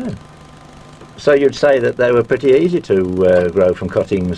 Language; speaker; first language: English; native; English